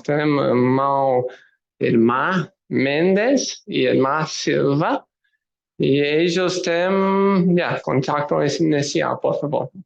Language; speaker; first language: Portuguese; non-native, learner; English